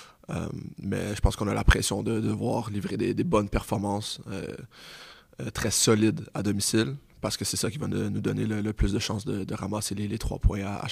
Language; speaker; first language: French; native; French